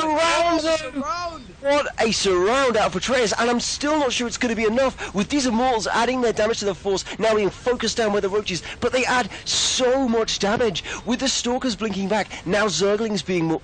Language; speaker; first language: English; native; English